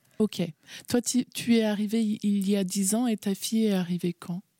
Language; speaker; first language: French; native; French